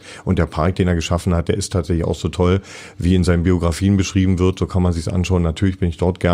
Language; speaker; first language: German; native; German